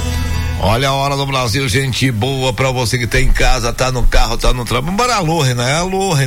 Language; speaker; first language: Portuguese; native; Portuguese